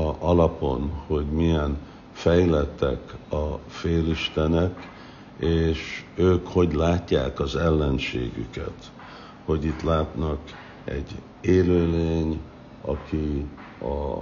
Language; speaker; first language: Hungarian; non-native, fluent; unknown